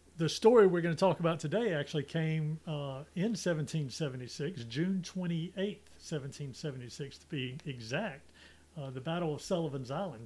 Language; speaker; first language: English; native; English